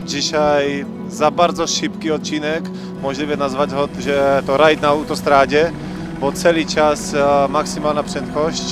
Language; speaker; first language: Polish; non-native, learner; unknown